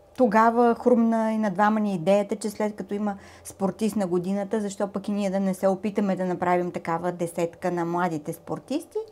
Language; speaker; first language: Bulgarian; native; Bulgarian